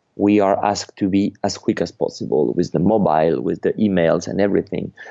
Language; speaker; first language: English; non-native, fluent; French